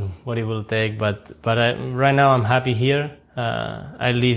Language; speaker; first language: English; non-native, fluent; Catalan